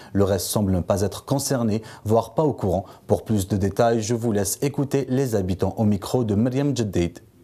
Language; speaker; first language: French; non-native, local second language; Arabic